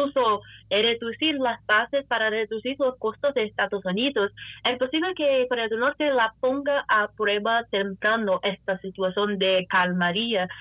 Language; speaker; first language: Spanish; non-native, fluent; Portuguese